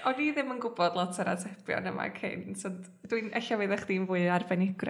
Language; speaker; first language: Welsh; native; Welsh